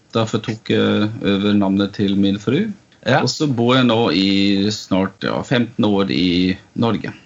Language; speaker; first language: Norwegian; non-native, fluent; German